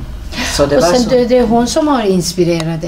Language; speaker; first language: Swedish; non-native, fluent; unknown